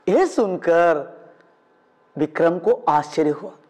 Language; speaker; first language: Hindi; non-native, local second language; Malayalam